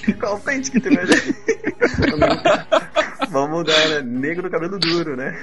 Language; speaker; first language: Portuguese; native; Portuguese